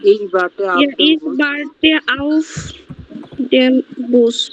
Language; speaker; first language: German; non-native, learner; Bangla